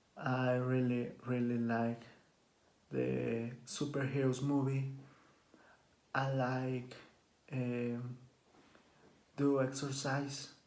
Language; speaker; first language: English; non-native, learner; Spanish